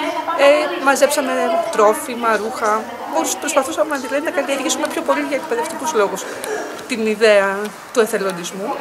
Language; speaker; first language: Greek; native; Greek